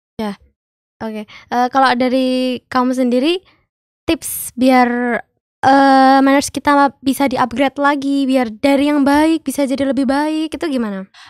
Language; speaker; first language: Indonesian; native; Indonesian